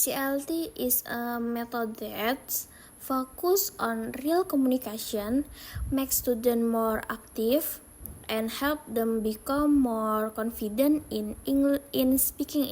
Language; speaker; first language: English; non-native, learner; Indonesian